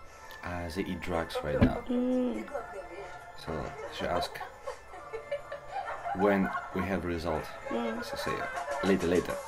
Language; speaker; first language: English; non-native, learner; Russian